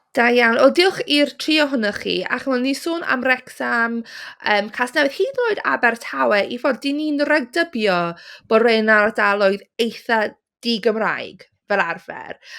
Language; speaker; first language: Welsh; non-native, local second language; English